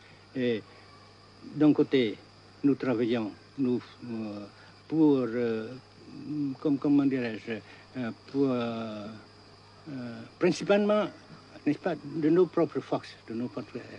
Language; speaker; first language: French; non-native, fluent; Vietnamese